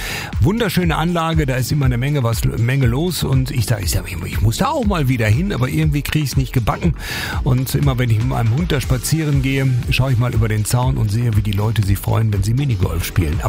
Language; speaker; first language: German; native; German